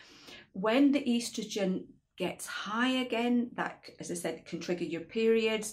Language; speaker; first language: English; native; English